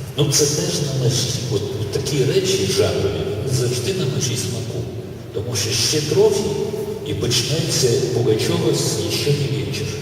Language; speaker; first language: Ukrainian; non-native, local second language; Russian